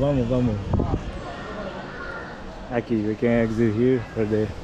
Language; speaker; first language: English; non-native, learner; Portuguese